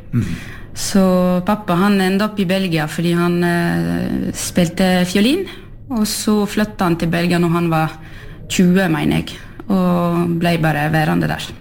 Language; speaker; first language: Norwegian; early bilingual, heritage; French